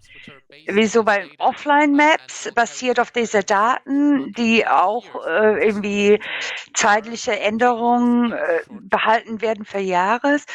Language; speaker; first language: German; non-native, learner; English